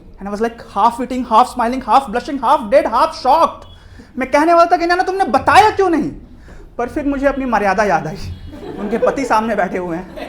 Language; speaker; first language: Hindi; native; Hindi